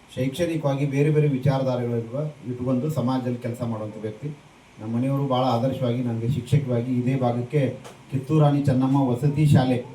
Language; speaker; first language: Kannada; native; Kannada